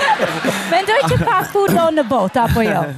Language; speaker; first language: Albanian; non-native, learner; English